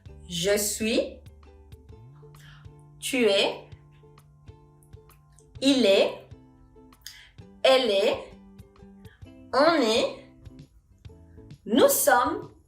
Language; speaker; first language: French; non-native, fluent; Spanish